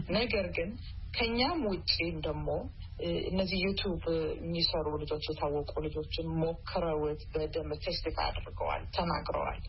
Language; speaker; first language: Amharic; native; Amharic